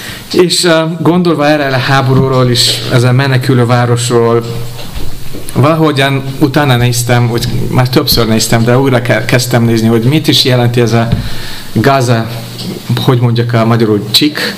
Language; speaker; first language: Hungarian; non-native, fluent; English